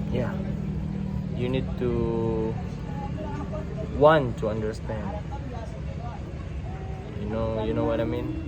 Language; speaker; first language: English; non-native, fluent; Indonesian